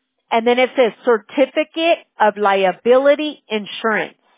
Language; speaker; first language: English; early bilingual, other home language; Spanish